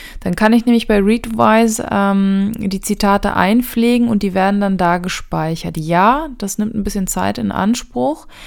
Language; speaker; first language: German; native; German